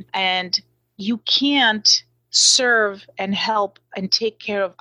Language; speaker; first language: English; non-native, fluent; Slovak